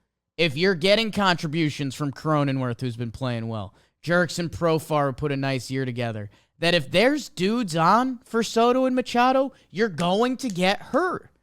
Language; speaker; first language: English; native; English